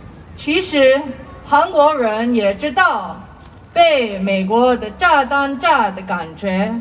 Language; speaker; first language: Chinese; non-native, fluent; Korean